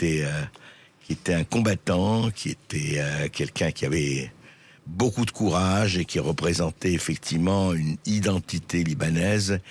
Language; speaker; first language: French; native; French